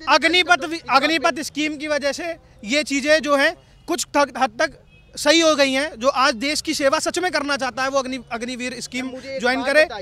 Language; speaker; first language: Hindi; native; Hindi